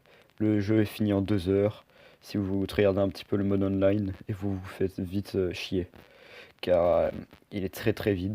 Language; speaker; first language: French; native; French